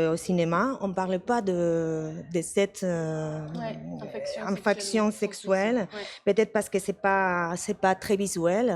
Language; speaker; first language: French; non-native, learner; Spanish